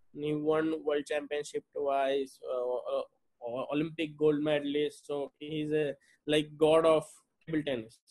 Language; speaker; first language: English; non-native, local second language; Bangla